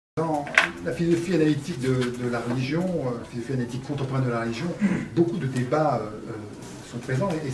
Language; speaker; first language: French; native; French